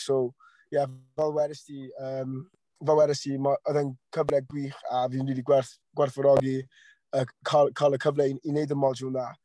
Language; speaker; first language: Welsh; non-native, local second language; English